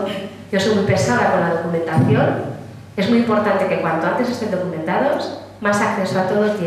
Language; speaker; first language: Spanish; native; Spanish